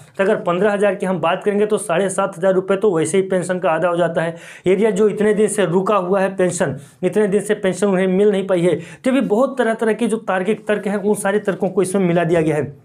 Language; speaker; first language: Hindi; native; Hindi